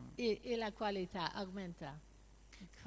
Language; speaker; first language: Italian; non-native, learner; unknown